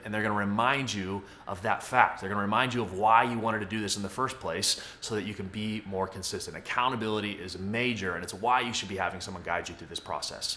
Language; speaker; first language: English; native; English